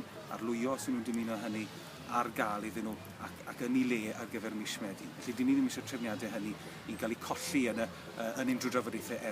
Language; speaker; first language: Welsh; native; Welsh